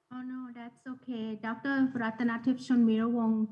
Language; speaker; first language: English; non-native, fluent; Thai